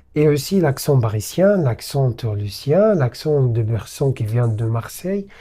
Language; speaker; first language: French; non-native, learner; Arabic